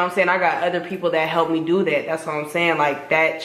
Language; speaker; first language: English; native; English